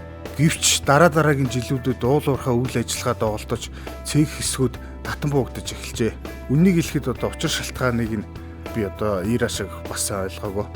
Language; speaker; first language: Mongolian; native; Mongolian